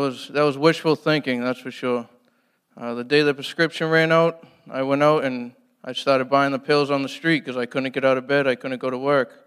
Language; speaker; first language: English; native; English